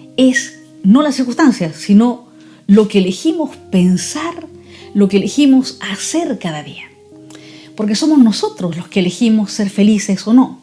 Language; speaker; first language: Spanish; native; Spanish